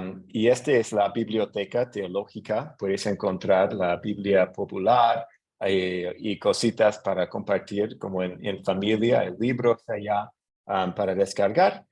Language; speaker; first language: Spanish; non-native, fluent; English